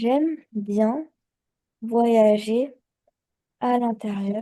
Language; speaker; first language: French; non-native, learner; Chinese